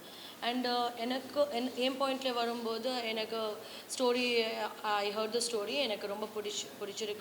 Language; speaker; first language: Tamil; non-native, learner; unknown